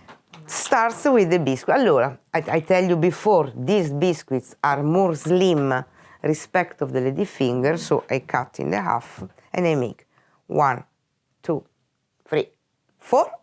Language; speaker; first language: English; non-native, fluent; Italian